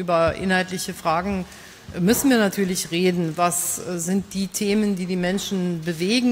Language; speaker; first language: German; native; German